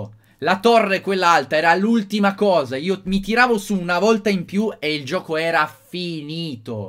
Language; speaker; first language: Italian; native; Italian